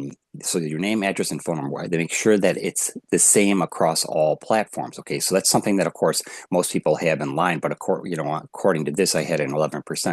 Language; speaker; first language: English; native; English